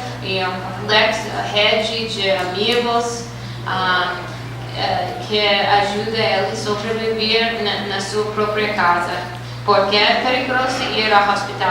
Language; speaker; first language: Portuguese; non-native, fluent; English